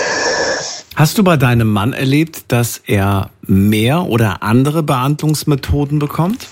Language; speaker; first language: German; native; German